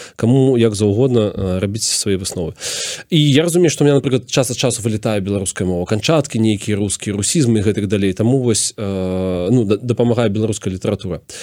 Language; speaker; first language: Belarusian; non-native, local second language; Russian